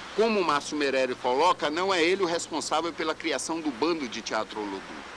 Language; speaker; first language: Portuguese; native; Portuguese